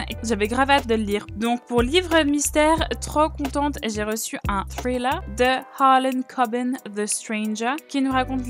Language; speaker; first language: French; native; French